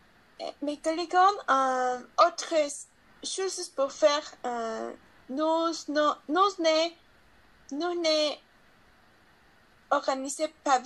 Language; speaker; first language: French; non-native, learner; Spanish